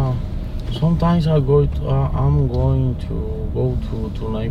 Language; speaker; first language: English; non-native, learner; Spanish